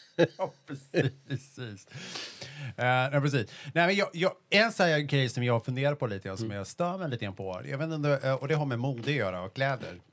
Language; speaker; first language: Swedish; early bilingual, heritage; Swedish